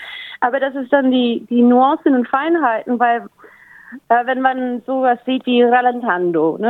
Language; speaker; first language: German; native; German